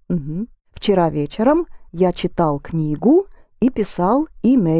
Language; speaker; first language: Russian; non-native, fluent; English